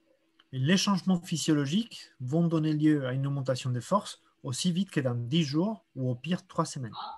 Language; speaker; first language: French; native; French